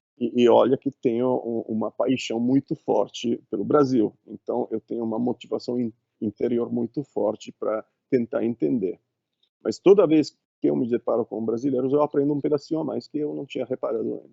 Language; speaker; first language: Portuguese; non-native, fluent; Italian